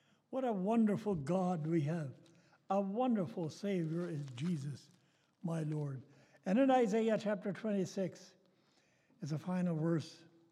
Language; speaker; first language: English; native; English